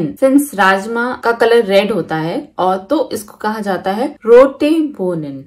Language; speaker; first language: Hindi; native; Hindi